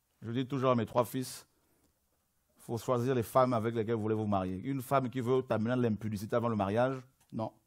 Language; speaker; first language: French; non-native, local second language; Lingala